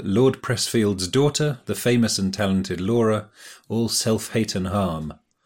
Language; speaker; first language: English; native; English